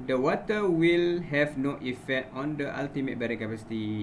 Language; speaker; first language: English; non-native, local second language; Malay